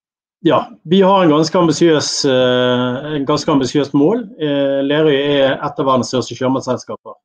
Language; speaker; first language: Norwegian; native; Norwegian